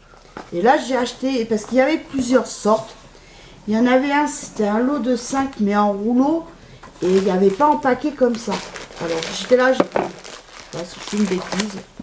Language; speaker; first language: French; native; French